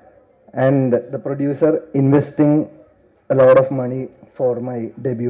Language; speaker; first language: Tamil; non-native, learner; Malayalam